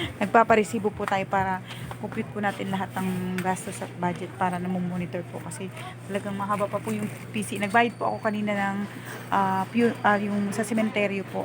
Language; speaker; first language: Filipino; native; Filipino